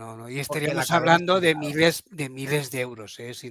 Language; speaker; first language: Spanish; native; Spanish